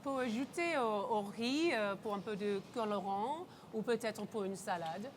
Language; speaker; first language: French; non-native, local second language; English